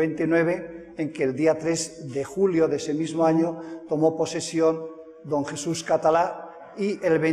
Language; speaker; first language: Spanish; native; Spanish